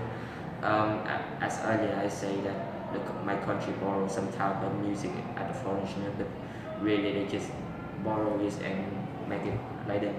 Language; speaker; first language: English; non-native, learner; Vietnamese